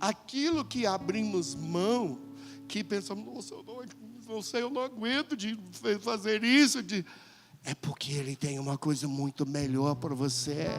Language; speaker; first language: Portuguese; non-native, fluent; English